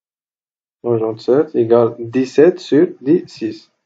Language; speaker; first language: Arabic; native; Arabic